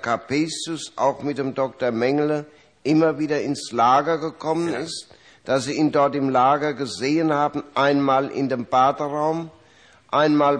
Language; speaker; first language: German; native; German